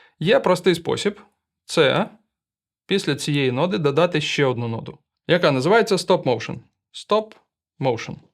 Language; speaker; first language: Ukrainian; non-native, local second language; Russian